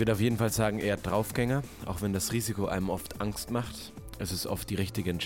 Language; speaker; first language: German; native; German